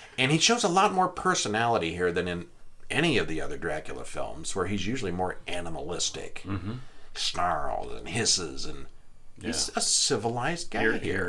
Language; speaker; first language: English; native; English